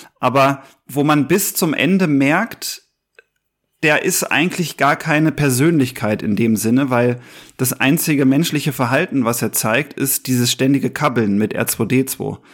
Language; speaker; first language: German; native; German